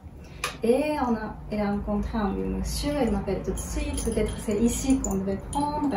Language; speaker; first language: French; non-native, fluent; Japanese